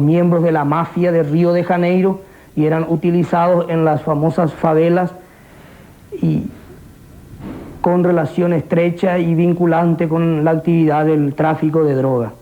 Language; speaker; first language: Spanish; native; Spanish